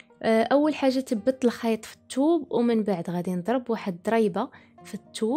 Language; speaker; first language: Arabic; native; Arabic